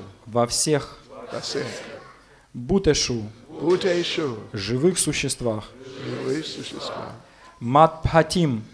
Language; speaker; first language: Russian; native; Russian